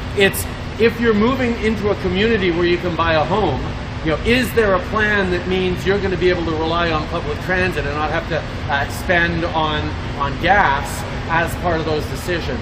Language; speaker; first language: English; early bilingual, other home language; French